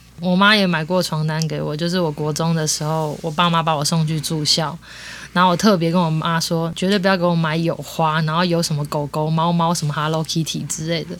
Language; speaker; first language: Chinese; native; Chinese